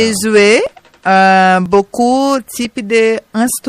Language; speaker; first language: French; non-native, learner; Portuguese